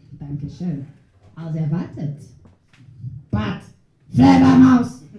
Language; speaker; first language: German; non-native, learner; Portuguese